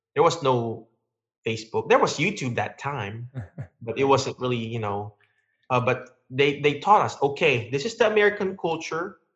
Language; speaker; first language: English; non-native, local second language; Filipino